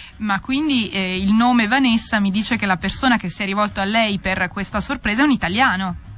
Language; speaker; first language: Italian; native; Italian